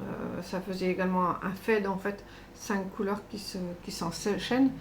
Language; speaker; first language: French; native; French